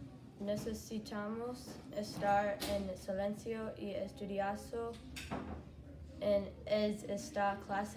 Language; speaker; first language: Spanish; non-native, learner; English